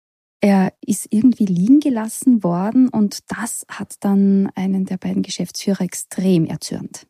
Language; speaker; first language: German; native; German